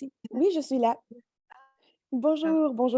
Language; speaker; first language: French; native; French